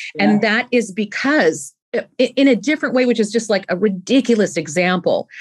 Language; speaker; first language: English; native; English